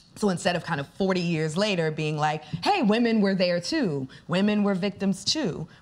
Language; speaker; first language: English; native; English